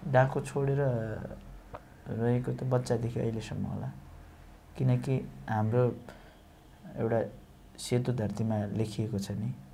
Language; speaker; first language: Nepali; non-native, local second language; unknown